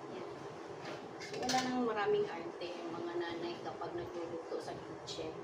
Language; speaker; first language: Filipino; non-native, local second language; Cebuano